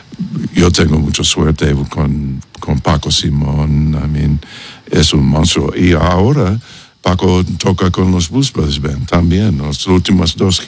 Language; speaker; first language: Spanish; non-native, learner; English